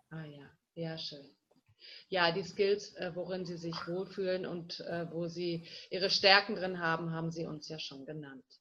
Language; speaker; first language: German; native; German